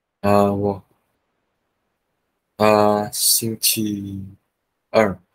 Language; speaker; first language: Chinese; non-native, learner; Vietnamese